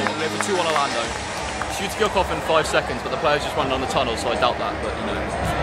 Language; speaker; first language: English; native; English